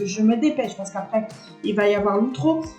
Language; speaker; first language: French; native; French